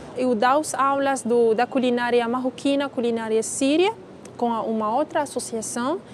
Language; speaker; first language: Portuguese; non-native, learner; Arabic